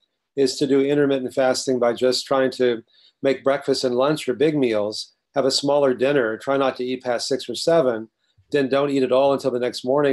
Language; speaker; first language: English; native; English